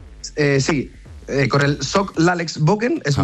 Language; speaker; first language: Catalan; non-native, learner; Spanish